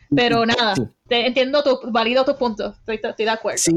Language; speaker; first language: Spanish; native; Spanish